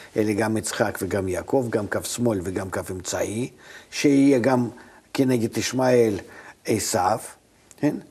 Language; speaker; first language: Hebrew; non-native, fluent; Russian